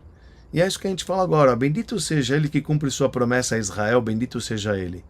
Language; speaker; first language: Portuguese; native; Portuguese